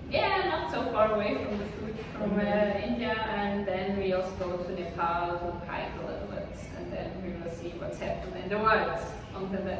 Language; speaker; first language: English; non-native, fluent; Swiss German